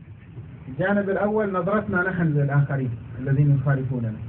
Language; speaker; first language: Arabic; native; Arabic